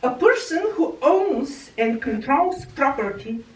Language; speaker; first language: English; non-native, fluent; Bulgarian